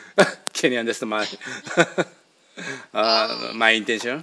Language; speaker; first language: English; non-native, learner; Japanese